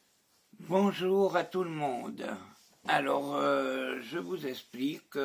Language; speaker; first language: French; non-native, fluent; Spanish